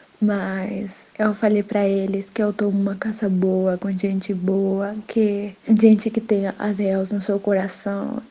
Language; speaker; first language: Portuguese; non-native, learner; Spanish